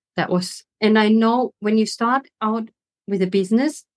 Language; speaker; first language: English; non-native, fluent; German